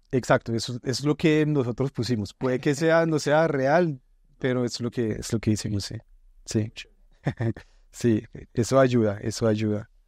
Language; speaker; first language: Spanish; non-native, fluent; French